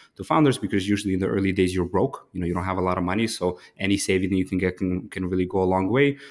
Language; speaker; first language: English; early bilingual, other home language; Ukrainian